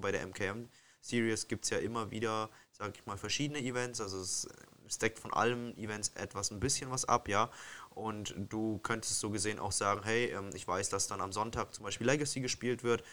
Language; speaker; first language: German; native; German